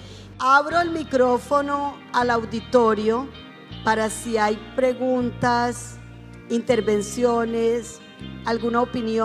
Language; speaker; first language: Spanish; native; Spanish